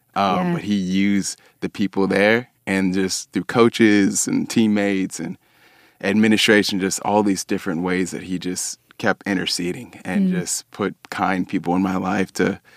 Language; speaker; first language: English; native; English